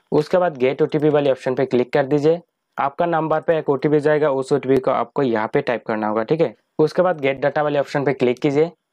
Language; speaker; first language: Hindi; native; Hindi